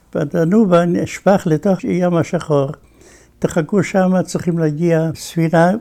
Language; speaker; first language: Hebrew; non-native, fluent; Romanian